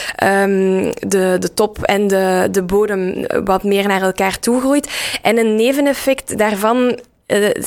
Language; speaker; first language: Dutch; native; Dutch